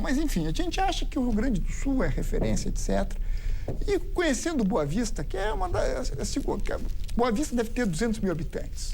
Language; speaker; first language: Portuguese; native; Portuguese